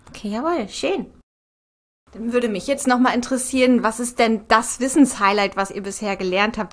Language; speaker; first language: German; native; German